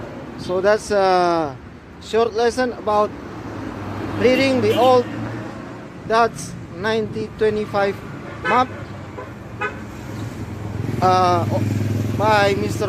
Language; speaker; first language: English; non-native, learner; Indonesian